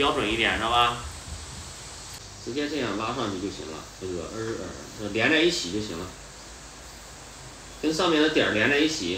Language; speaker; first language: Chinese; native; Chinese